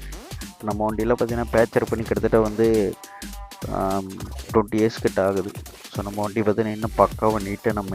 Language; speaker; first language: Tamil; native; Tamil